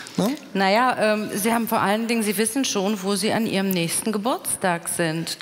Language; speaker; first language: German; native; German